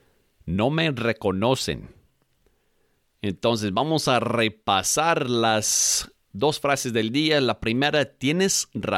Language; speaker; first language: Spanish; non-native, fluent; English